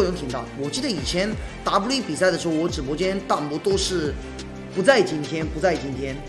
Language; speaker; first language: Chinese; native; Chinese